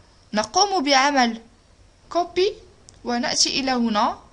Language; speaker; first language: Arabic; native; Arabic